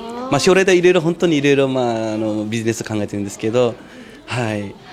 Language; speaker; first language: Japanese; non-native, fluent; Nepali